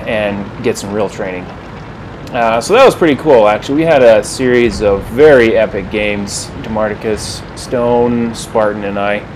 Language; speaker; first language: English; native; English